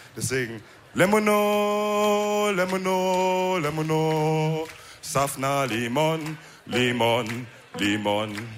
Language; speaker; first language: German; early bilingual, other home language; Wolof